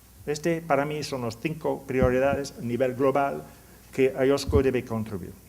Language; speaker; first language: Spanish; non-native, learner; English